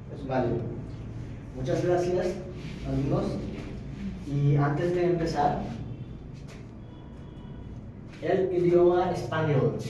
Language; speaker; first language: Spanish; non-native, learner; Hindi